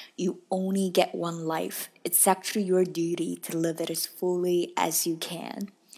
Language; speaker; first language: English; non-native, fluent; Chinese